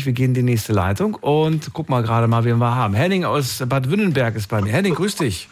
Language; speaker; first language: German; native; German